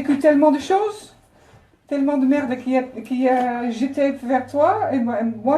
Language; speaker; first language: French; non-native, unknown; Dutch